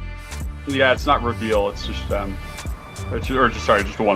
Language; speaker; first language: English; native; English